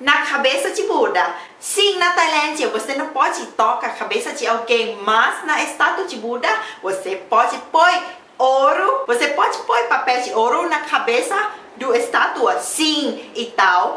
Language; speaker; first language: Portuguese; non-native, learner; Thai